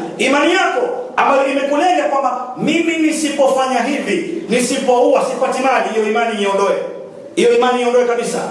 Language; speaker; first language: Swahili; native; Swahili